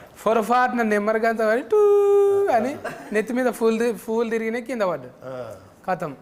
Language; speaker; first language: Telugu; native; Telugu